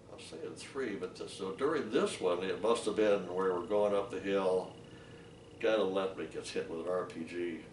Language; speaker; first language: English; native; English